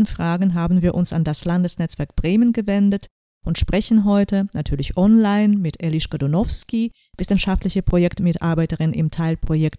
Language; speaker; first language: German; native; German